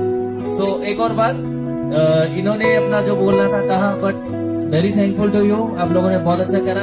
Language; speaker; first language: Hindi; native; Hindi